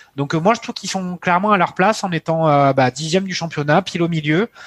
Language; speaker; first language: French; native; French